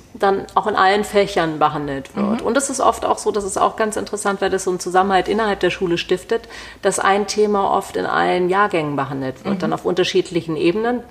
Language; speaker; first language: German; native; German